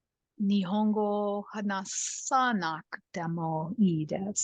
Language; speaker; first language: Japanese; non-native, learner; English